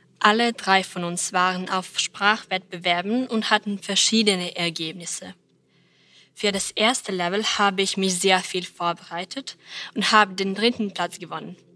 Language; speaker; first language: German; non-native, learner; Serbian